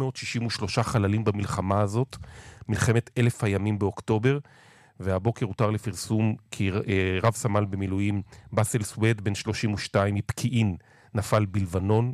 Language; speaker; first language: Hebrew; native; Hebrew